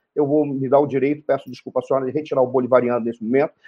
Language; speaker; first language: Portuguese; native; Portuguese